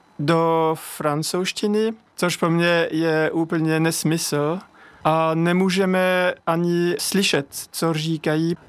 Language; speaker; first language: Czech; non-native, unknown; French